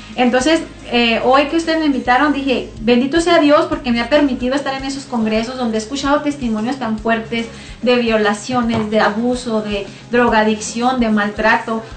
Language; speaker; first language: Spanish; native; Spanish